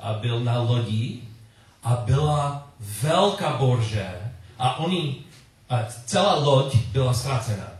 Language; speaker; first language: Czech; non-native, learner; English